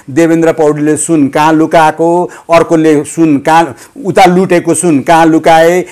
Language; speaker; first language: Nepali; native; Nepali